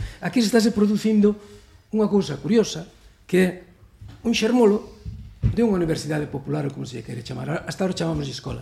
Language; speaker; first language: Galician; native; Galician